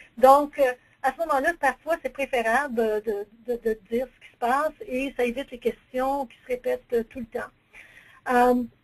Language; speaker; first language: French; native; French